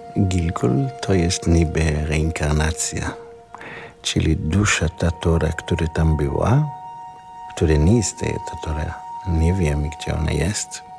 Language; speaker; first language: Polish; non-native, learner; Hebrew